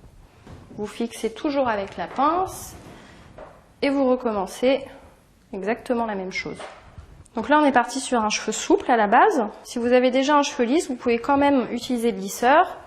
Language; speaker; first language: French; native; French